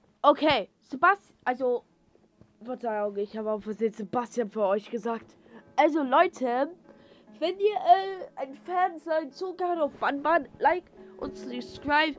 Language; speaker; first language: German; non-native, learner; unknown